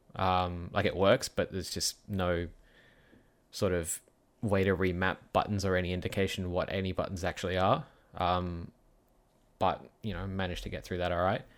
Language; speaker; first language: English; native; English